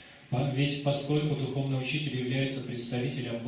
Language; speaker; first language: Russian; native; Russian